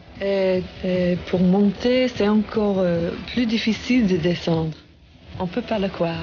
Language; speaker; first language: French; non-native, learner; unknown